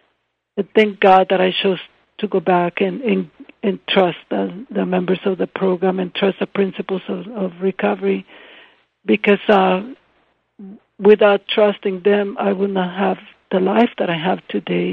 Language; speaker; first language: English; non-native, fluent; Spanish